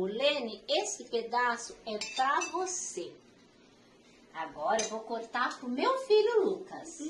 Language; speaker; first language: Portuguese; native; Portuguese